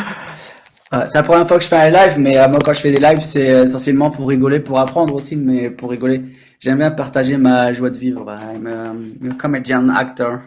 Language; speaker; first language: French; native; French